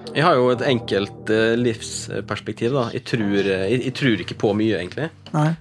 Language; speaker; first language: Norwegian; native; Norwegian